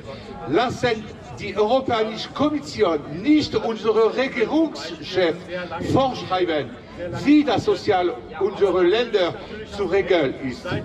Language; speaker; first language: German; non-native, learner; French